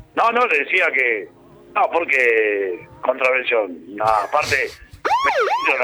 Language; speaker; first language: Spanish; native; Spanish